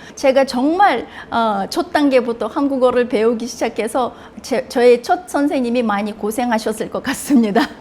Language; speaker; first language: Korean; non-native, fluent; Russian